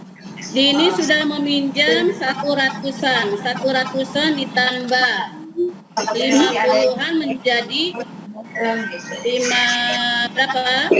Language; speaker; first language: Indonesian; native; Indonesian